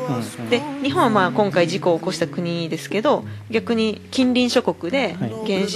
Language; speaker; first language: Japanese; native; Japanese